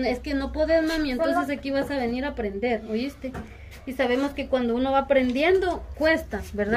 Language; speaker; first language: Spanish; native; Spanish